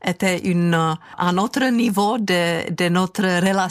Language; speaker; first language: French; non-native, fluent; Czech